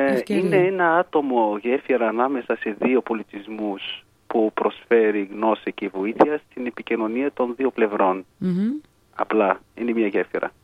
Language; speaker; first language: Greek; non-native, fluent; Arabic